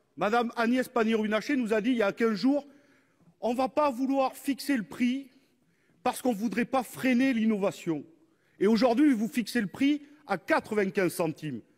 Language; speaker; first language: French; native; French